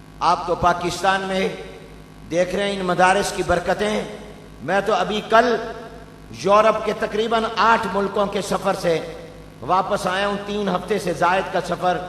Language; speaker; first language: Urdu; non-native, local second language; Punjabi